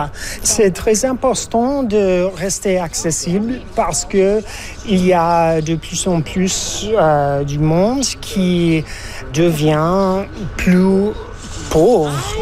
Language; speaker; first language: French; non-native, fluent; English